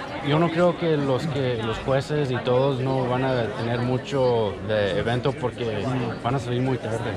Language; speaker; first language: Spanish; early bilingual, heritage; Spanish